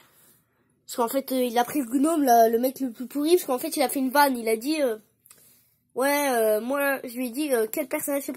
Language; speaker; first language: French; native; French